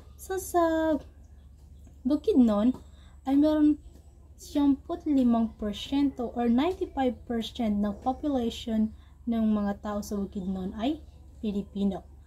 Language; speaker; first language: Filipino; non-native, local second language; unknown